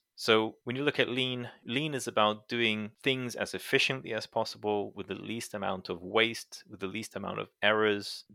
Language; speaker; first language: English; non-native, fluent; Portuguese